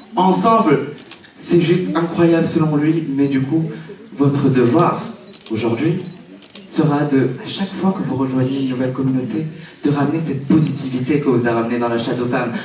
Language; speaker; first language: French; native; French